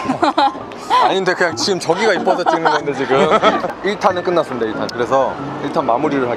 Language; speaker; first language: Korean; native; Korean